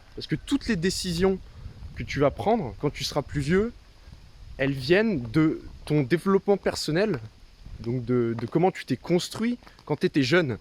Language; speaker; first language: French; native; French